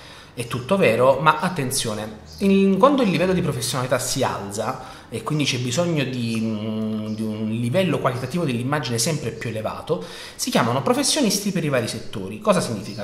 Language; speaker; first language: Italian; native; Italian